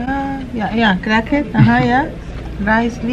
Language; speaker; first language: English; non-native, learner; Spanish